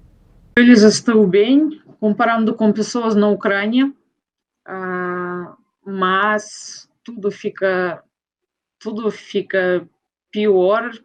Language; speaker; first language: Portuguese; non-native, fluent; Russian